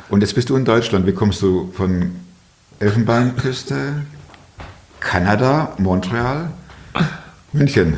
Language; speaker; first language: German; native; German